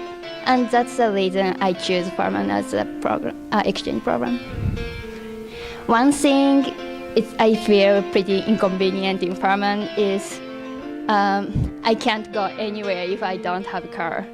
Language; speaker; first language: English; non-native, fluent; Japanese